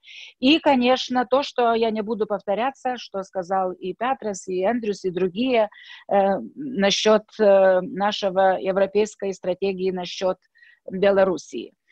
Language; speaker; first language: Russian; non-native, fluent; Lithuanian